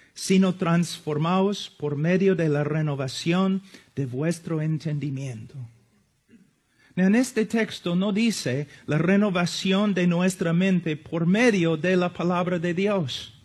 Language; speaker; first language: Spanish; non-native, fluent; English